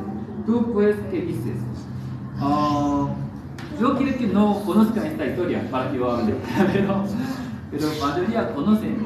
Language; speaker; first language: Spanish; non-native, fluent; Korean